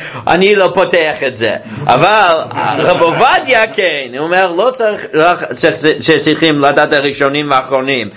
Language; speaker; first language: Hebrew; non-native, fluent; English